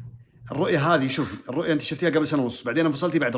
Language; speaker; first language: Arabic; native; Arabic